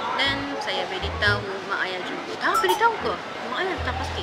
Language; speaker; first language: Malay; non-native, fluent; Japanese